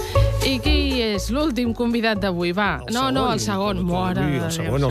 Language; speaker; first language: Catalan; native; Catalan